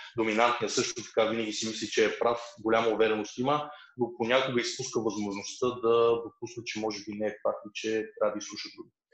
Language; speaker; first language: Bulgarian; early bilingual, other home language; Russian